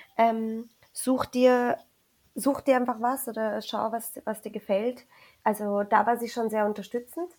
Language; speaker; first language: German; early bilingual, other home language; Spanish